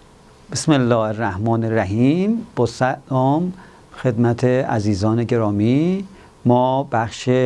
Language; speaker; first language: Persian; native; Persian